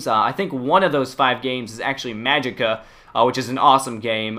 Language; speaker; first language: English; native; English